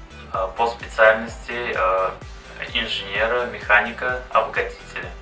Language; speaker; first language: Russian; non-native, fluent; Turkmen